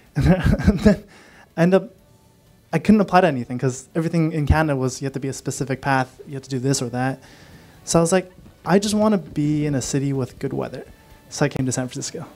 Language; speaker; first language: English; native; English